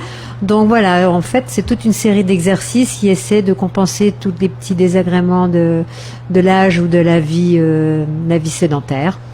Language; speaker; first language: French; native; French